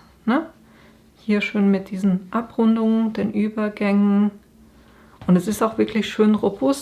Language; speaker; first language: German; native; German